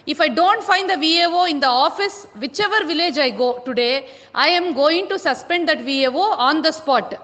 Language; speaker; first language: English; non-native, local second language; Tamil